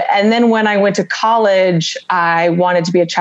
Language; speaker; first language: English; native; English